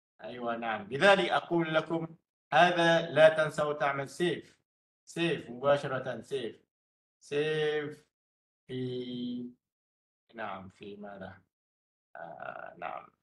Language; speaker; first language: Arabic; non-native, fluent; Malay